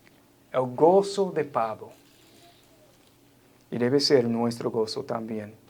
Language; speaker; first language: Spanish; non-native, fluent; English